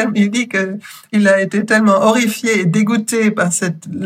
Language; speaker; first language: French; non-native, fluent; German